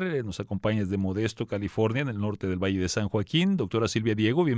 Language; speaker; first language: Spanish; native; Spanish